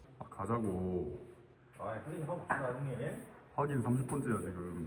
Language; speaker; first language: Korean; native; Korean